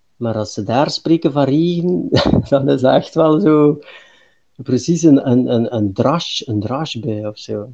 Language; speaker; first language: Dutch; native; Dutch